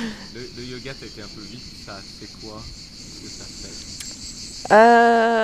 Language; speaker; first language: French; native; French